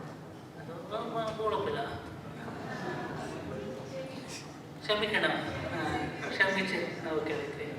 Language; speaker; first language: Malayalam; non-native, learner; Kannada